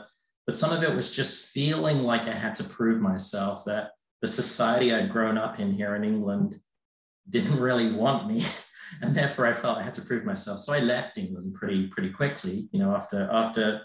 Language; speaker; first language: English; native; English